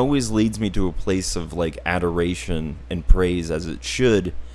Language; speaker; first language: English; native; English